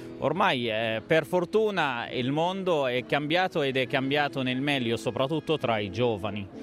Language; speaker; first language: Italian; non-native, fluent; Arabic